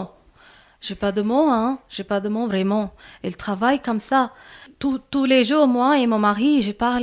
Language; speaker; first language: French; non-native, learner; Malayalam